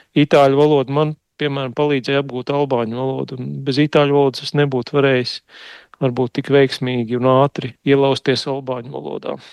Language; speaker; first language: Latvian; native; Latvian